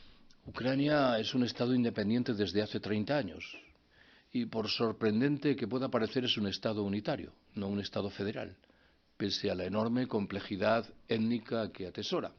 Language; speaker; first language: Spanish; native; Spanish